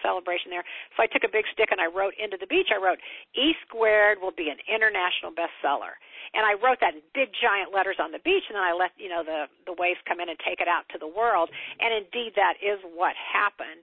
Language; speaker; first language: English; native; English